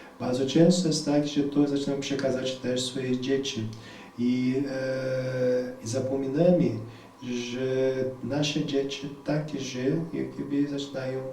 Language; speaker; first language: Polish; non-native, fluent; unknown